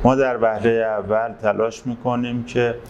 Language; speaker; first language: Persian; native; Persian